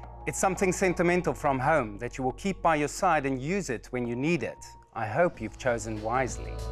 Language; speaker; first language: English; non-native, local second language; Afrikaans